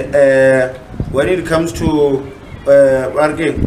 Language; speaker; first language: English; non-native, local second language; Northern Sotho